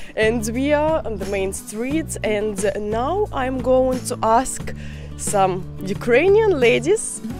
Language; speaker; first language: English; non-native, fluent; Russian